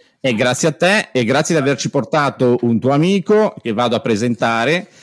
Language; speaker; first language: Italian; native; Italian